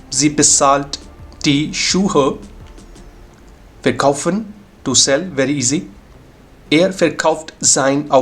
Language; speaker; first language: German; non-native, fluent; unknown